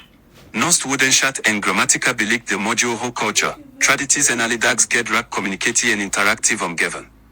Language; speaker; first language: Dutch; non-native, learner; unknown